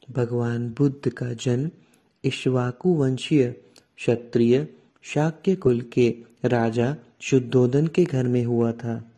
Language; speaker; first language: Hindi; native; Hindi